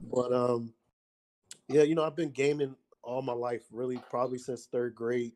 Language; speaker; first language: English; native; English